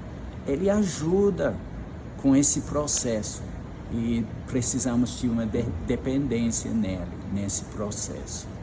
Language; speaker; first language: Portuguese; non-native, fluent; English